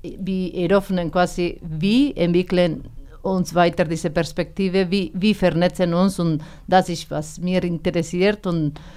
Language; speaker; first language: German; non-native, fluent; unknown